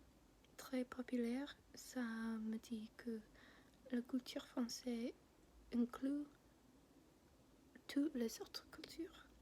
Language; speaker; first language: French; non-native, learner; English